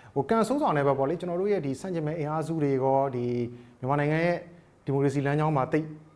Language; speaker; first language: Burmese; native; Burmese